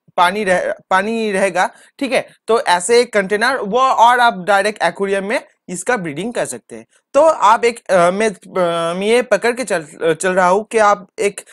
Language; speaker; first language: Hindi; non-native, local second language; Bangla